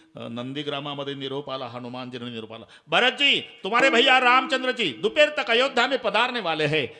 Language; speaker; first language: Hindi; non-native, local second language; Marathi